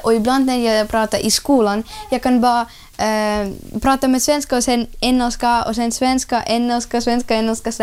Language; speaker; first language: Swedish; non-native, learner; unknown